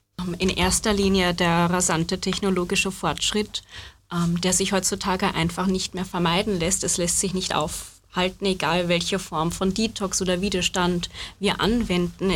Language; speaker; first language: German; native; German